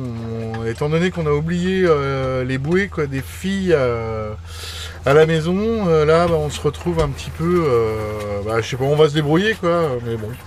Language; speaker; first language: French; native; French